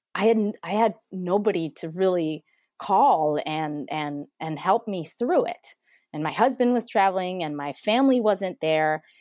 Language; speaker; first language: English; non-native, fluent; Spanish